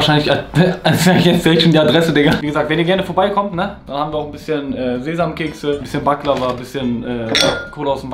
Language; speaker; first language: German; native; German